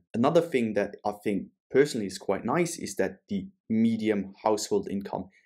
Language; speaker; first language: English; non-native, fluent; German